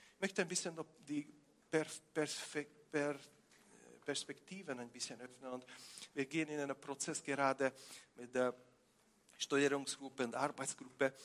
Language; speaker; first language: German; non-native, fluent; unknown